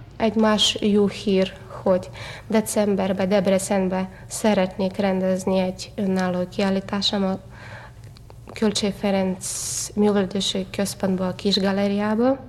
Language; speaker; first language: Hungarian; non-native, learner; Russian